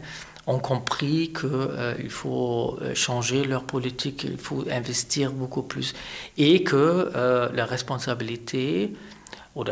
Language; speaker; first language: French; non-native, fluent; German